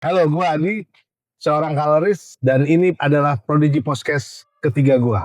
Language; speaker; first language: Indonesian; native; Indonesian